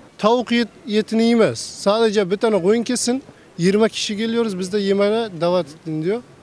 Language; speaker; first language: Turkish; non-native, learner; Persian